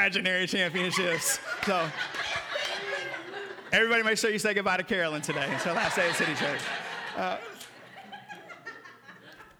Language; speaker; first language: English; native; English